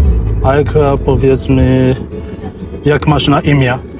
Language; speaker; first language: Polish; non-native, learner; English